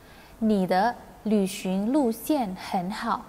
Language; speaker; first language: Chinese; non-native, fluent; Indonesian